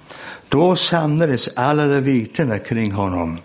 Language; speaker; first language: Swedish; non-native, fluent; English